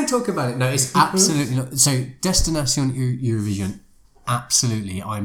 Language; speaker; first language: English; native; English